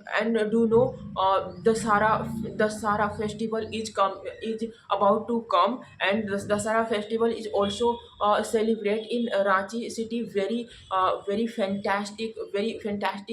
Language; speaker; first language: English; non-native, learner; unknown